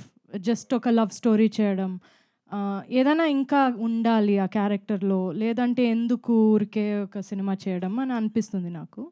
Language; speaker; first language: Telugu; non-native, fluent; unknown